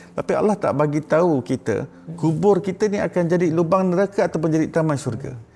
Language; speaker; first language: Malay; native; Malay